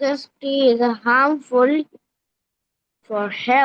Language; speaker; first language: English; non-native, learner; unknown